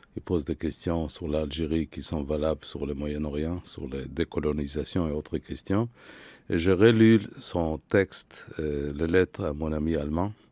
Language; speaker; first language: French; non-native, fluent; Hebrew